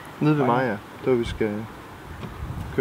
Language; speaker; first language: Danish; native; Danish